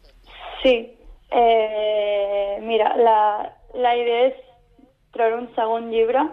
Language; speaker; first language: Catalan; non-native, local second language; Spanish